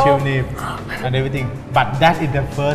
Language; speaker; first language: English; non-native, learner; Thai